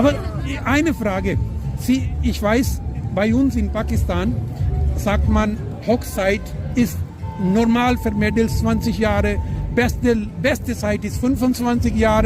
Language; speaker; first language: German; non-native, learner; Punjabi